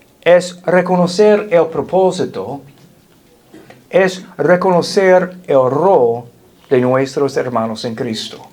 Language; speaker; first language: Spanish; non-native, fluent; English